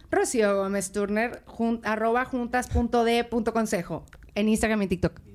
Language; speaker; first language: Spanish; native; Spanish